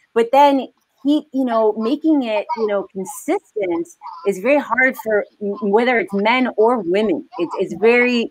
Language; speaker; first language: English; native; English